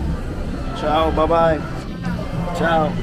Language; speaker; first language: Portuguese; non-native, learner; English